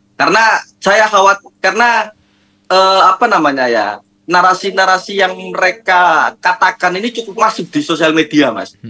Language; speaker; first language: Indonesian; non-native, local second language; Madurese